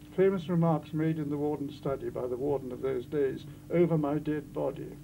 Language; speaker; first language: English; native; English